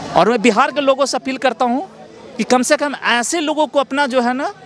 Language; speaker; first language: Hindi; native; Hindi